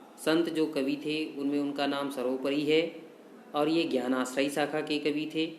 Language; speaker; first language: Hindi; native; Hindi